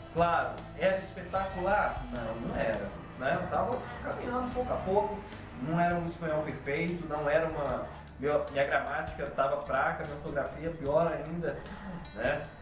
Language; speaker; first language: Portuguese; native; Portuguese